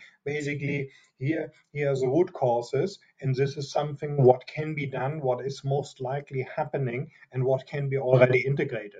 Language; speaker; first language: English; non-native, fluent; German